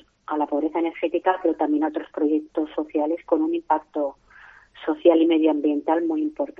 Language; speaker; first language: Spanish; native; Spanish